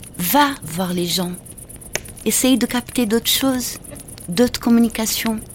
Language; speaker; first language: French; non-native, fluent; Portuguese